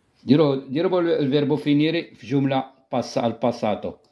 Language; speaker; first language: Italian; non-native, fluent; Arabic